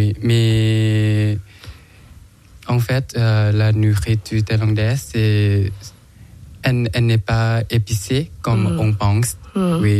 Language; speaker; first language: French; non-native, learner; Thai